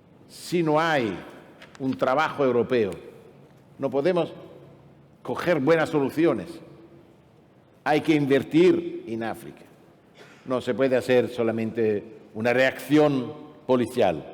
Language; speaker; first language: Spanish; non-native, fluent; Italian